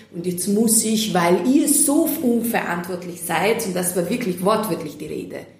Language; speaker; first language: German; non-native, fluent; Serbian